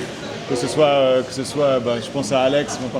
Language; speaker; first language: French; native; French